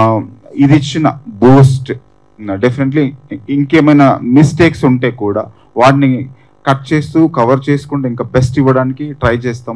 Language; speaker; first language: Telugu; native; Telugu